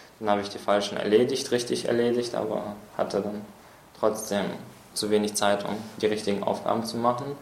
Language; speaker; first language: German; early bilingual, other home language; Russian